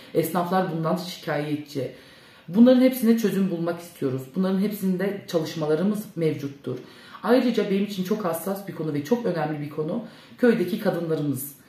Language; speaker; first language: Turkish; early bilingual, heritage; Turkish